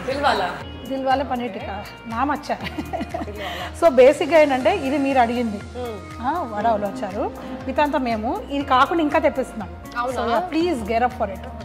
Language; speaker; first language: Telugu; native; Telugu